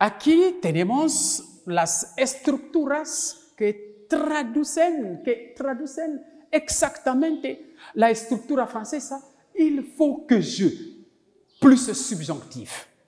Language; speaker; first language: Spanish; non-native, local second language; French